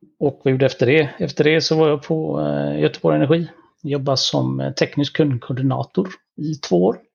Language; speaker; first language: Swedish; native; Swedish